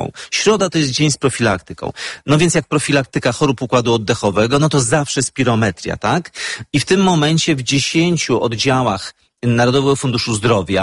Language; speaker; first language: Polish; native; Polish